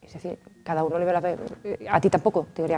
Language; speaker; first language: Spanish; native; Spanish